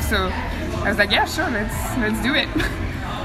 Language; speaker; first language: English; non-native, fluent; French